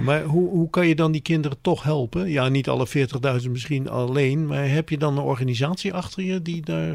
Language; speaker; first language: Dutch; native; Dutch